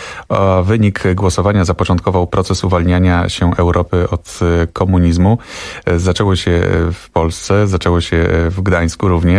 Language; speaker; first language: Polish; native; Polish